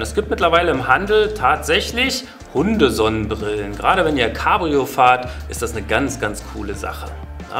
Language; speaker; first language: German; native; German